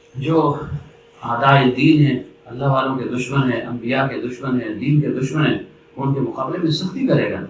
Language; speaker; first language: Urdu; non-native, local second language; Pashto